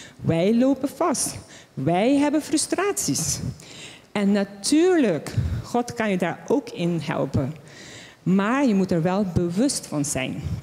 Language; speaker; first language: Dutch; non-native, local second language; Papiamento